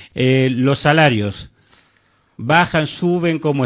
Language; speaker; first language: Spanish; native; Spanish